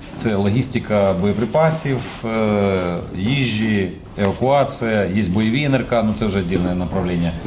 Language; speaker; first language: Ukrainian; native; Ukrainian